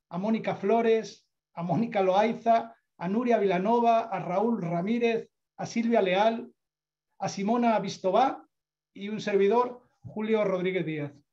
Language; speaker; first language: Spanish; native; Spanish